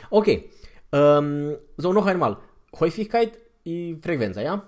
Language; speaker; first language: German; non-native, fluent; Romanian